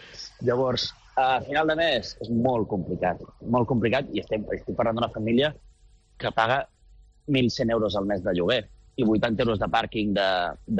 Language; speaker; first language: Catalan; native; Catalan